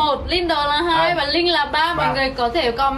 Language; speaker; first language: Vietnamese; native; Vietnamese